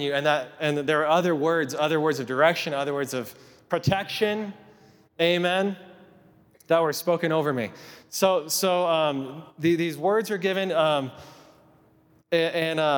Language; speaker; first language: English; native; English